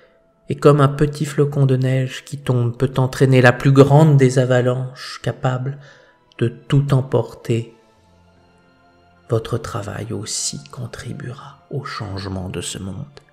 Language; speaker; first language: French; native; French